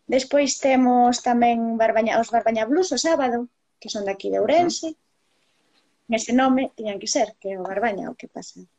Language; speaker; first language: Galician; native; Galician